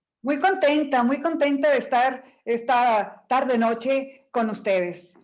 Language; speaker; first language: Spanish; native; Spanish